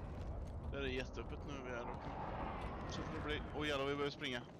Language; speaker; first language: Swedish; native; Swedish